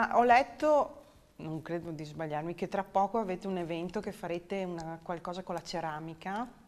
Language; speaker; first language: Italian; native; Italian